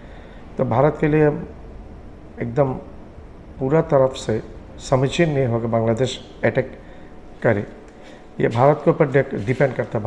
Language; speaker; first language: Hindi; non-native, learner; Bangla